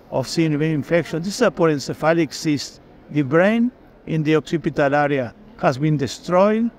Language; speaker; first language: English; non-native, fluent; Spanish